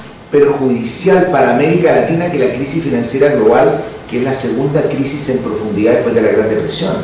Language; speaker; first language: Spanish; native; Spanish